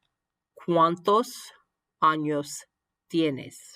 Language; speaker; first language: Spanish; non-native, fluent; English